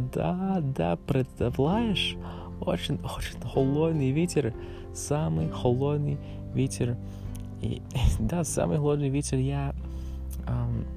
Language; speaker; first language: Russian; non-native, learner; English